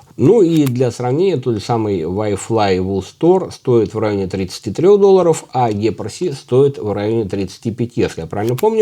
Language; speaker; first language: Russian; native; Russian